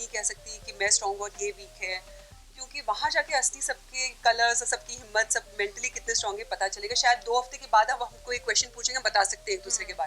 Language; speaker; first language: Hindi; native; Hindi